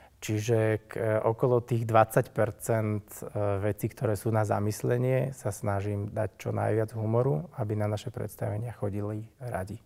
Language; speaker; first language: Slovak; native; Slovak